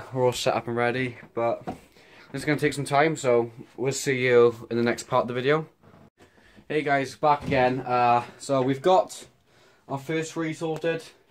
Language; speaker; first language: English; native; English